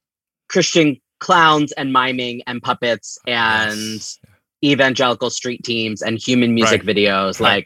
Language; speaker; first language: English; native; English